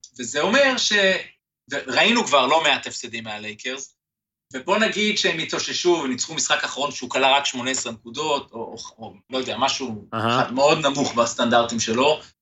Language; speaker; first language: Hebrew; native; Hebrew